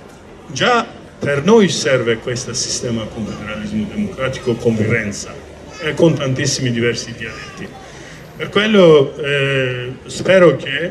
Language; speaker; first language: Italian; non-native, learner; Kurdish